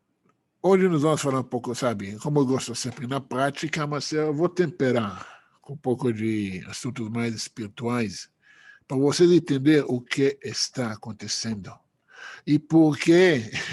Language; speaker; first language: Portuguese; non-native, fluent; Hebrew